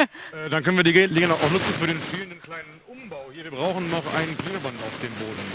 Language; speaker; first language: German; native; German